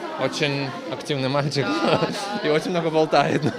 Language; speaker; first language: Russian; native; Russian